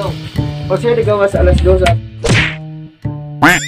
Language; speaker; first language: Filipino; non-native, local second language; Cebuano